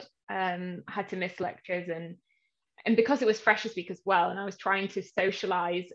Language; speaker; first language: English; native; English